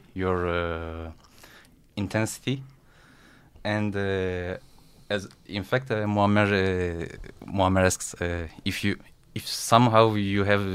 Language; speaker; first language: English; non-native, fluent; Turkish